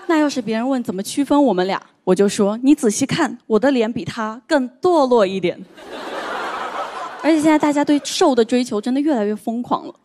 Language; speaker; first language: Chinese; native; Chinese